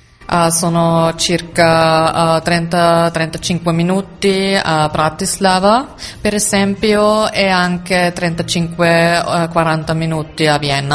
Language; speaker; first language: Italian; non-native, learner; German